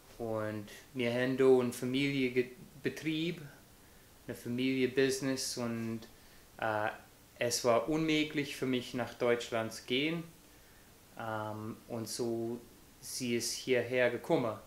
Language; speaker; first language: German; non-native, fluent; English